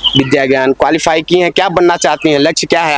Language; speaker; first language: Hindi; native; Hindi